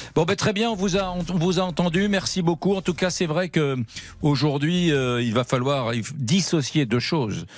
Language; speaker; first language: French; native; French